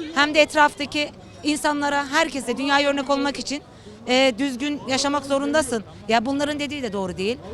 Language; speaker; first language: Turkish; non-native, fluent; Persian